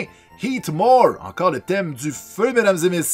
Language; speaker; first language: French; native; French